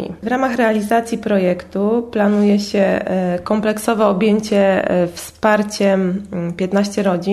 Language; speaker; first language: Polish; native; Polish